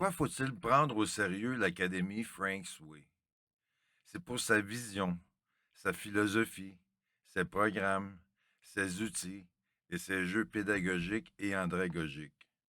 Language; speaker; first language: French; native; French